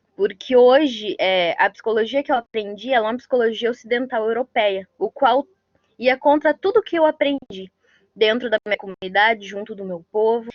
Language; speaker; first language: Portuguese; non-native, local second language; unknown